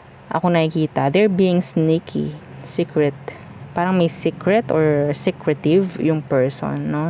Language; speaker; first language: English; non-native, local second language; Filipino